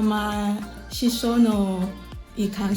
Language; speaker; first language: Italian; non-native, learner; Thai